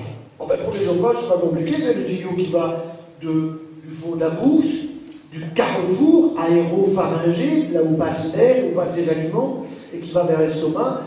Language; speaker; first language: French; native; French